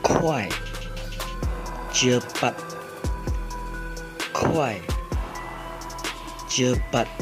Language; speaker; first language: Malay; non-native, learner; Chinese